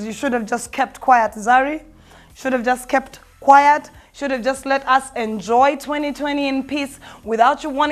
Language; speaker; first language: English; non-native, local second language; Ganda